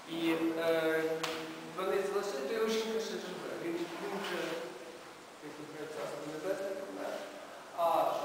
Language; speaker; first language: Ukrainian; native; Ukrainian